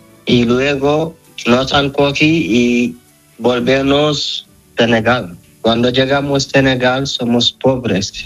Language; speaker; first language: Spanish; non-native, learner; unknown